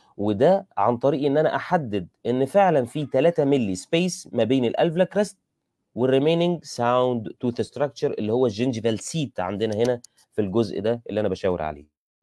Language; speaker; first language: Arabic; native; Arabic